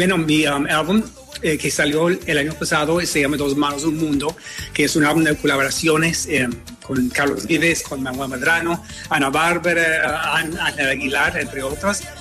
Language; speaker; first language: Spanish; non-native, fluent; English